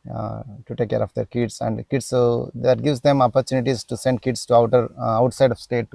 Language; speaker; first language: English; non-native, local second language; Telugu